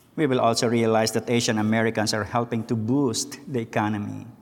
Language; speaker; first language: English; non-native, local second language; Filipino